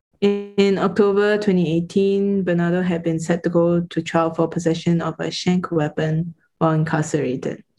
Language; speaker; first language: English; native; English